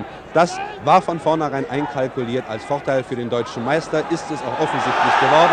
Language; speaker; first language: German; native; German